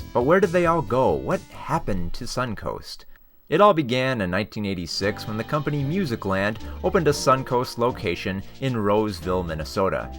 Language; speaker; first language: English; native; English